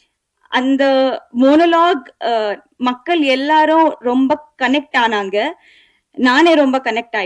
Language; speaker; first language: Tamil; non-native, learner; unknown